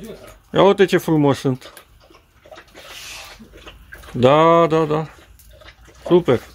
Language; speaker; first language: Romanian; native; Romanian